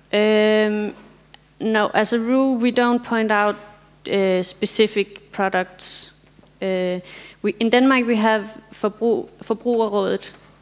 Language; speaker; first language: English; non-native, fluent; Danish